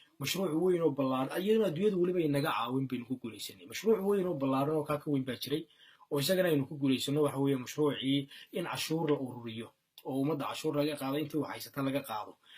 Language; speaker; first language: Somali; native; Somali